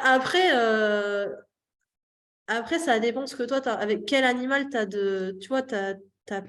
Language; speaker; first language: French; native; French